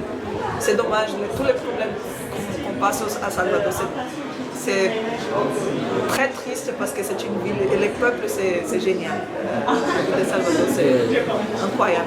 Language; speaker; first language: French; non-native, learner; Portuguese